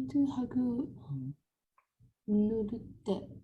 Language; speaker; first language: Korean; non-native, learner; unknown